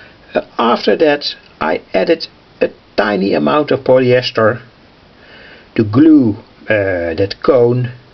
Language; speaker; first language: English; non-native, fluent; Dutch